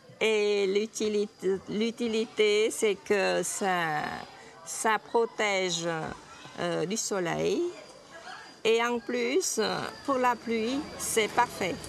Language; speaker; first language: French; non-native, fluent; Vietnamese